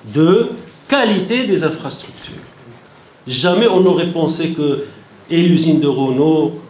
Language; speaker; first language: French; non-native, local second language; Arabic